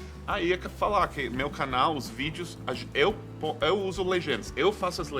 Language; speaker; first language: Portuguese; non-native, fluent; English